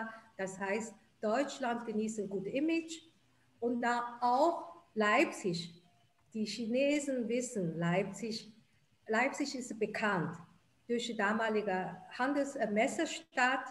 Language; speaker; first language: German; non-native, fluent; Chinese